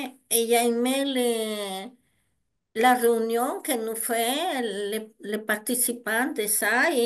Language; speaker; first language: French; non-native, learner; Spanish